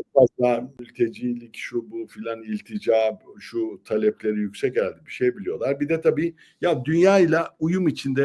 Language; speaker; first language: Turkish; native; Turkish